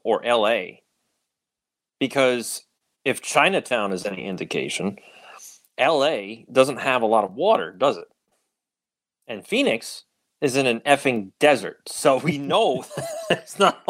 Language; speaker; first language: English; native; English